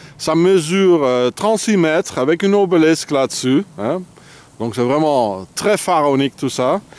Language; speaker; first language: French; non-native, fluent; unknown